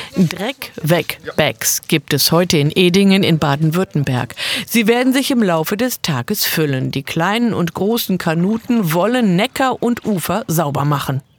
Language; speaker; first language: German; native; German